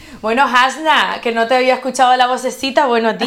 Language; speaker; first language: Spanish; native; Spanish